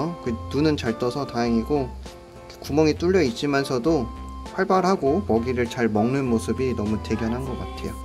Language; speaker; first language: Korean; native; Korean